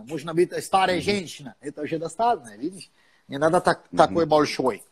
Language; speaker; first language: Russian; non-native, fluent; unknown